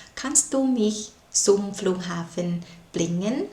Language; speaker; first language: German; non-native, learner; Thai